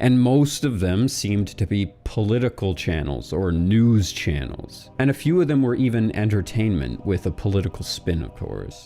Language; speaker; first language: English; native; English